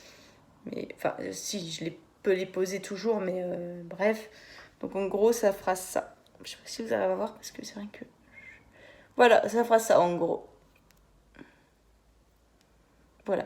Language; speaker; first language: French; native; French